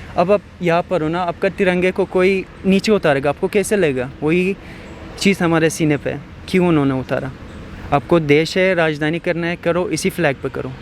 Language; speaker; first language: Hindi; non-native, fluent; Persian